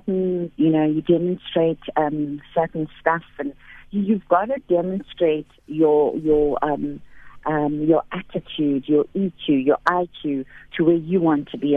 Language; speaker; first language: English; native; English